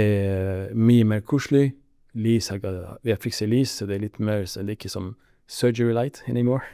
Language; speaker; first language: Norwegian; non-native, learner; Arabic